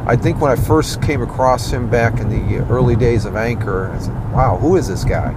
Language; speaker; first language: English; native; English